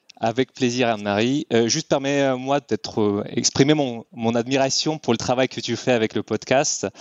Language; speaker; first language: French; non-native, fluent; Russian